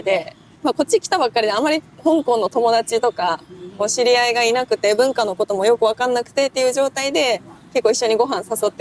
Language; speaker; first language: Japanese; native; Japanese